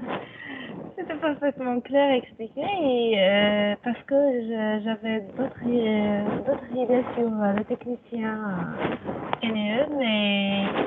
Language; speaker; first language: French; non-native, fluent; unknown